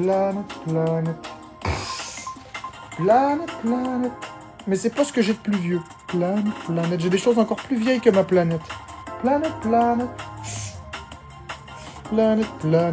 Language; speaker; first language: French; native; French